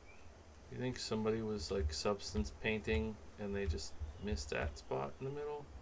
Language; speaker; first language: English; native; English